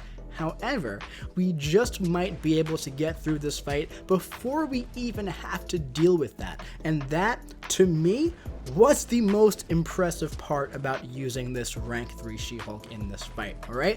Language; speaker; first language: English; native; English